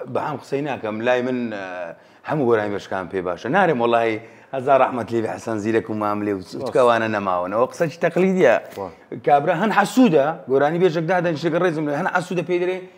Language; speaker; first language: Central Kurdish; native; Central Kurdish